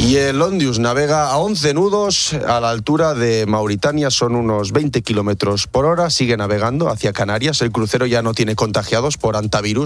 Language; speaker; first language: Spanish; native; Spanish